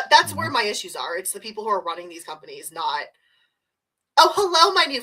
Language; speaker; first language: English; native; English